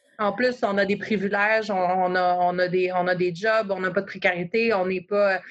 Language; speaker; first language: French; native; French